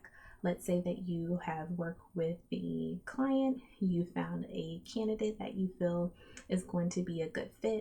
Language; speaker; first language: English; native; English